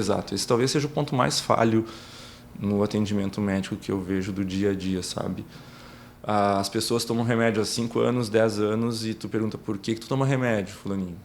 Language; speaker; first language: Portuguese; native; Portuguese